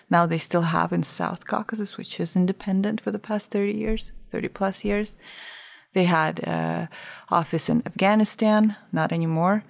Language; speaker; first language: English; non-native, fluent; Russian